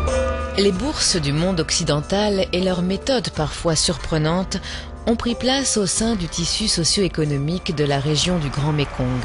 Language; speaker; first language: French; native; French